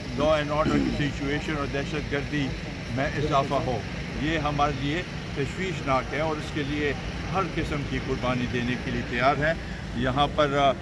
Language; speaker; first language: Urdu; non-native, local second language; Pashto